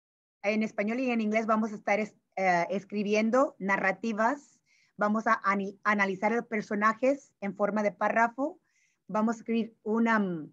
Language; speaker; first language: Spanish; early bilingual, heritage; Spanish